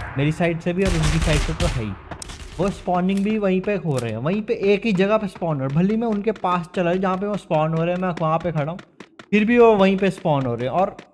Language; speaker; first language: Hindi; native; Hindi